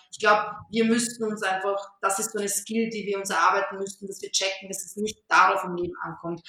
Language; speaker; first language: German; early bilingual, other home language; Serbian